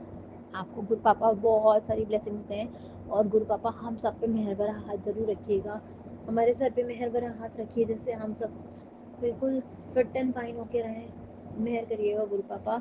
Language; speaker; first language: Hindi; native; Hindi